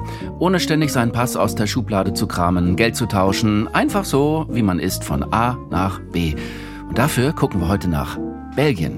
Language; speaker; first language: German; native; German